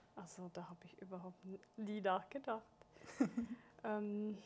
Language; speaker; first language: German; non-native, fluent; Czech